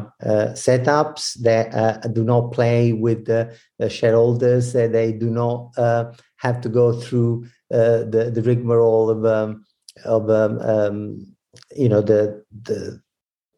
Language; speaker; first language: English; non-native, fluent; Italian